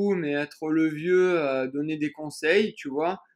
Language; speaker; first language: French; native; French